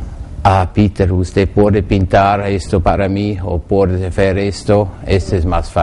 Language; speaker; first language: Spanish; non-native, learner; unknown